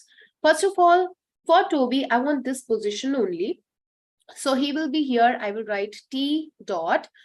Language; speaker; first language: English; non-native, local second language; Hindi